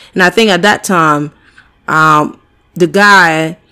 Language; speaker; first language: English; native; English